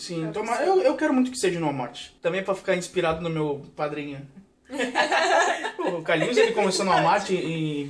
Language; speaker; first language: Portuguese; native; Portuguese